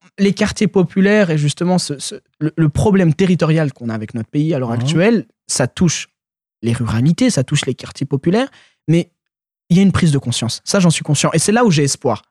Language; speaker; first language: French; early bilingual, other home language; Arabic